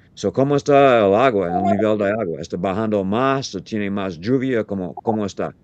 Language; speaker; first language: Spanish; non-native, learner; English